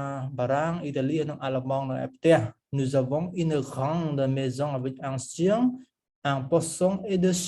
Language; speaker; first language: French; non-native, fluent; Khmer